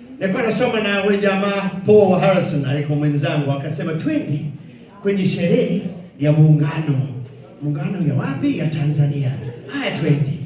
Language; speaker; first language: Swahili; non-native, fluent; English